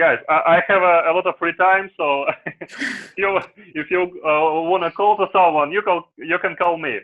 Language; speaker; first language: English; non-native, learner; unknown